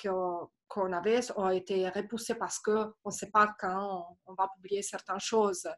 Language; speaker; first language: French; non-native, fluent; Italian